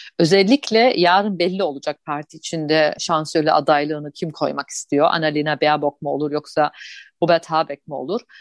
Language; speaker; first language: Turkish; early bilingual, heritage; Turkish